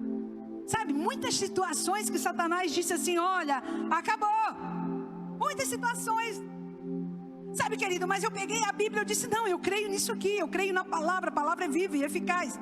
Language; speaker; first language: Portuguese; native; Portuguese